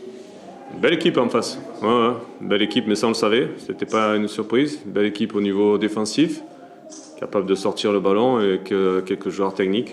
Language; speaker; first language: French; native; French